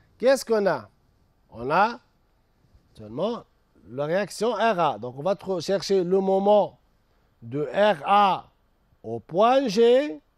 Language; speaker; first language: French; non-native, local second language; Arabic